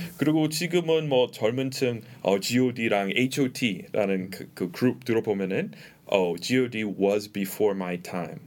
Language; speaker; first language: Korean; non-native, fluent; English